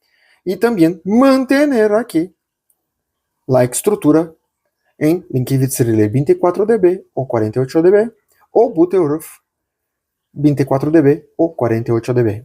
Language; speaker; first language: Spanish; non-native, local second language; Portuguese